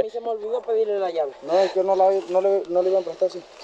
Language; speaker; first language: Spanish; native; Spanish